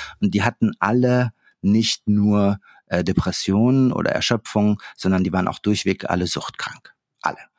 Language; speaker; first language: German; early bilingual, other home language; Arabic